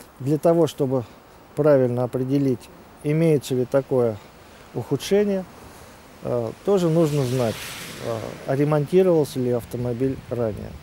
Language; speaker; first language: Russian; native; Russian